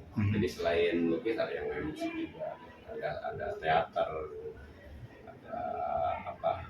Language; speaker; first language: Indonesian; non-native, local second language; Sundanese